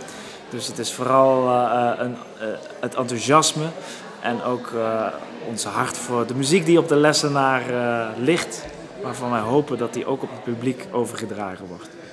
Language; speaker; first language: Dutch; native; Dutch